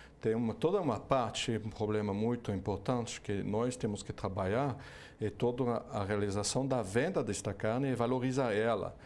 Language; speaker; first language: Portuguese; non-native, fluent; French